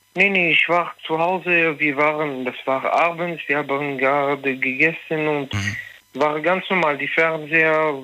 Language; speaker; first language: German; non-native, learner; French